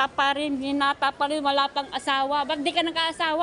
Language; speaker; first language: Filipino; native; Filipino